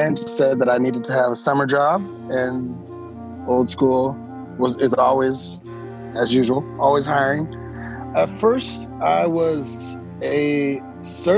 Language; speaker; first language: English; native; English